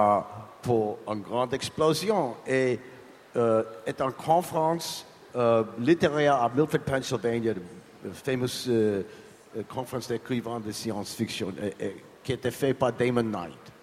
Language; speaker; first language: French; non-native, learner; English